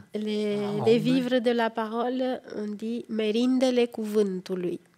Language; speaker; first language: French; non-native, fluent; Romanian